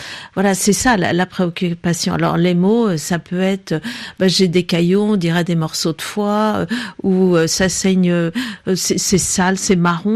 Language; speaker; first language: French; native; French